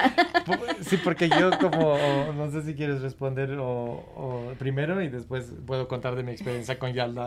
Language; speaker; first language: Spanish; non-native, fluent; English